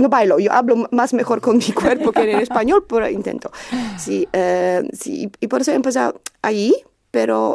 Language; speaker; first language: Spanish; non-native, learner; Polish